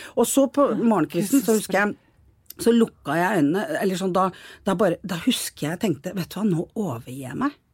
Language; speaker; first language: Norwegian; native; Norwegian